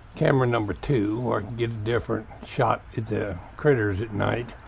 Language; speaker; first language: English; native; English